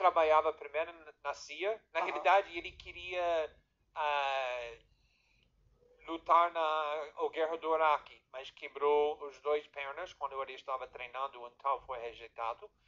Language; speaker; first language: Portuguese; non-native, fluent; English